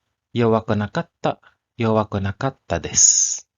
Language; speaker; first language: Japanese; non-native, learner; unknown